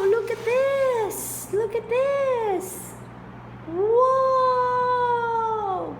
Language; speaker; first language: English; non-native, fluent; Thai